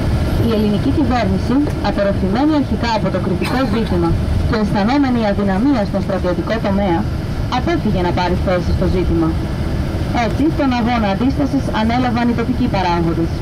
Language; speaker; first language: Greek; native; Greek